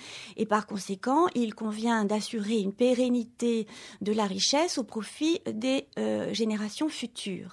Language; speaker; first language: French; native; French